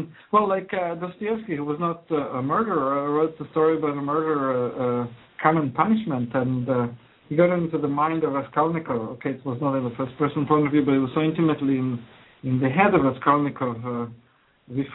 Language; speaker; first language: English; non-native, fluent; Croatian